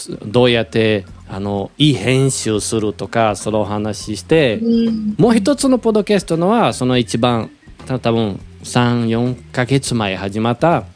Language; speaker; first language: Japanese; non-native, learner; Portuguese